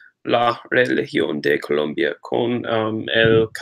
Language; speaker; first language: Spanish; non-native, learner; English